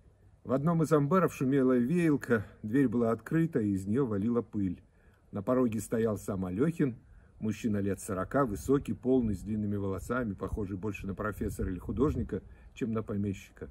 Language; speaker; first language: Russian; native; Russian